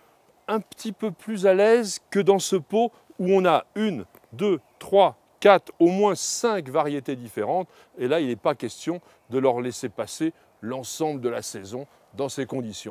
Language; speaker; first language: French; native; French